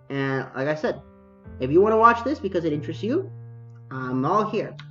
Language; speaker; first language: English; native; English